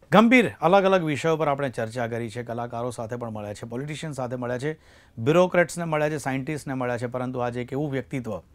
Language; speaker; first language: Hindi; non-native, local second language; Gujarati